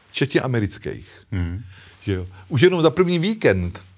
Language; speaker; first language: Czech; native; Czech